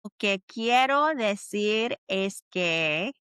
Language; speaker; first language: Spanish; early bilingual, other home language; English